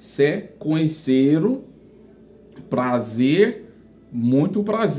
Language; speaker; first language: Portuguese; non-native, fluent; Haitian Creole